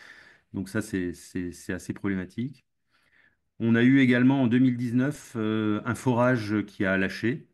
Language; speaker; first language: French; native; French